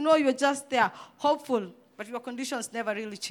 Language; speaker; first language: English; non-native, local second language; Swahili